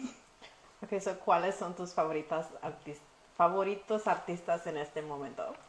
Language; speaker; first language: Spanish; early bilingual, heritage; Spanish